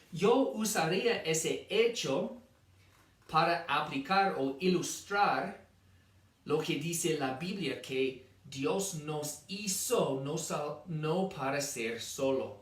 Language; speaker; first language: Spanish; non-native, fluent; English